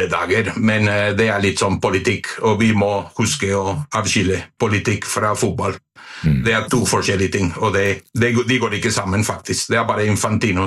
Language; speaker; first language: Norwegian; non-native, fluent; Spanish